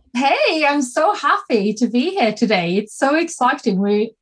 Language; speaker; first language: English; non-native, fluent; Swedish